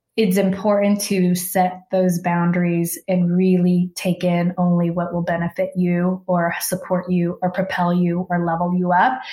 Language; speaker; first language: English; early bilingual, other home language; Spanish